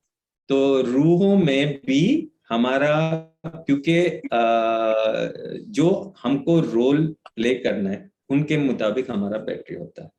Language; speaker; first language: Hindi; native; Hindi